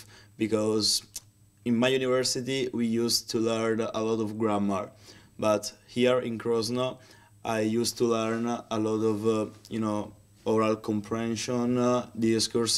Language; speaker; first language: English; non-native, learner; Italian